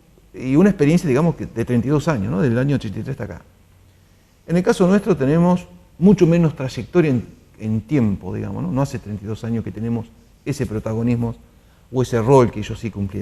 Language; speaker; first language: Spanish; native; Spanish